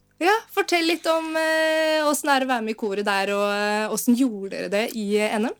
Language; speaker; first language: Norwegian; native; Norwegian